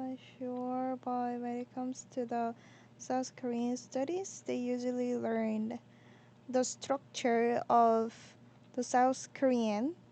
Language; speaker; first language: English; non-native, learner; Korean